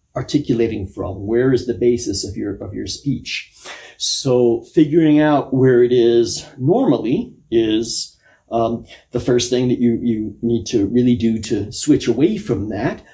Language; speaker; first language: English; native; English